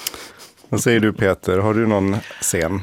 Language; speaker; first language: Swedish; native; Swedish